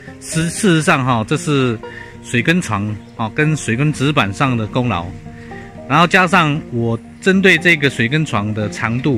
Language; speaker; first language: Chinese; native; Chinese